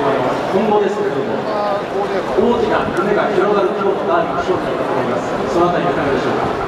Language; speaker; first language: Japanese; native; Japanese